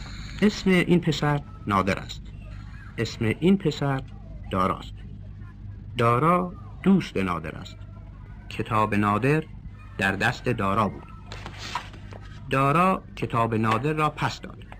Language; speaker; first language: Persian; non-native, learner; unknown